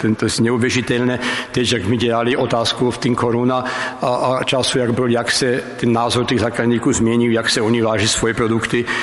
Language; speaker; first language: Czech; non-native, fluent; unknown